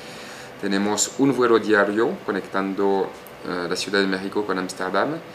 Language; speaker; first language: Spanish; non-native, fluent; French